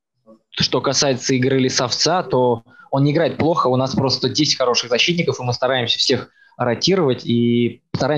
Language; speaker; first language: Russian; native; Russian